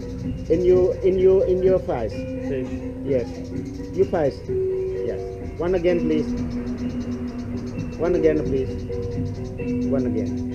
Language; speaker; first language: English; non-native, learner; Balinese